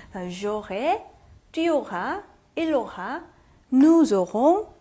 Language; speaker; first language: French; non-native, fluent; Korean